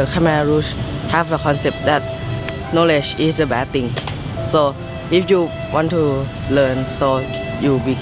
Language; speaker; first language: English; non-native, learner; Thai